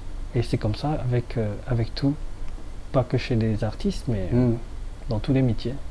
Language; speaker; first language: French; non-native, fluent; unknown